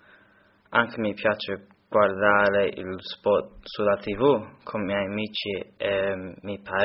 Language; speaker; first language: Italian; non-native, learner; English